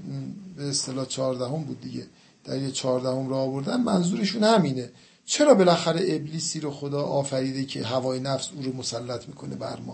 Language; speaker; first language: Persian; native; Persian